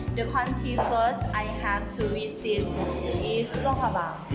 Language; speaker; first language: English; non-native, learner; Lao